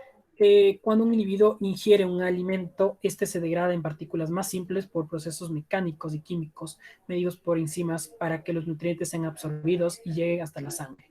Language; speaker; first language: Spanish; native; Spanish